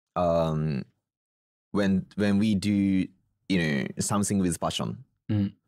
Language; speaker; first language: English; non-native, fluent; Japanese